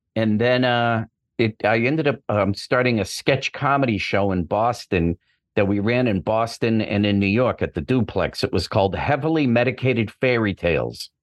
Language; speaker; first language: English; native; English